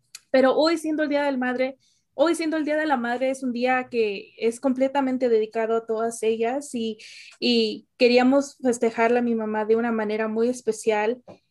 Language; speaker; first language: Spanish; early bilingual, heritage; Spanish